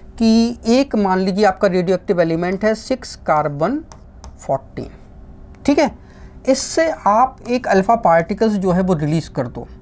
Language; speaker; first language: Hindi; non-native, local second language; Gujarati